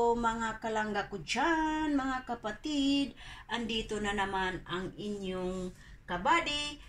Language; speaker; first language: Filipino; non-native, local second language; Cebuano